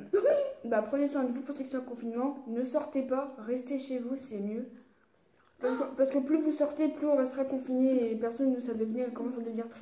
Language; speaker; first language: French; native; French